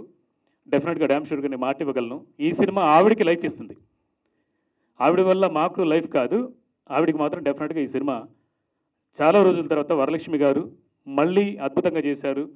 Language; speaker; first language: Telugu; native; Telugu